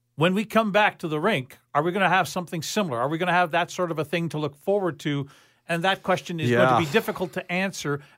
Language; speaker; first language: English; native; English